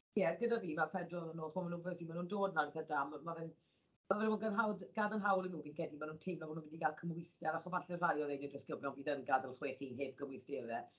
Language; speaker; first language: Welsh; native; Welsh